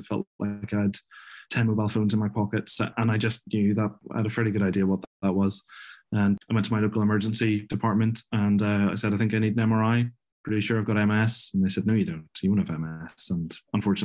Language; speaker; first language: English; native; English